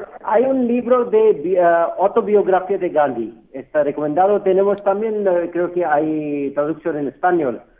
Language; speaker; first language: Spanish; non-native, fluent; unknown